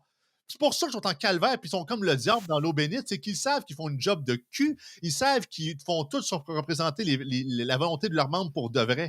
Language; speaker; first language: French; native; French